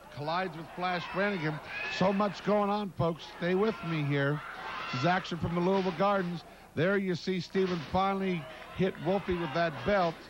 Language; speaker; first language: English; native; English